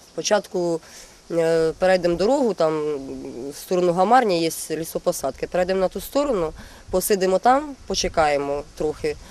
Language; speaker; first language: Ukrainian; native; Ukrainian